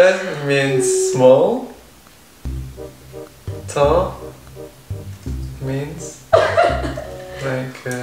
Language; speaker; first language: English; non-native, learner; Indonesian